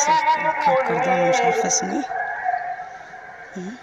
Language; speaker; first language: Arabic; native; Arabic